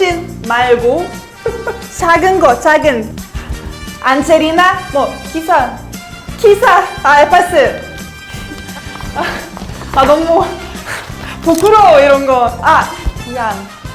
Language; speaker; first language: Korean; non-native, fluent; Russian